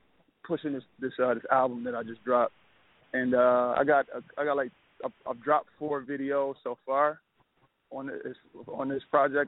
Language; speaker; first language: English; native; English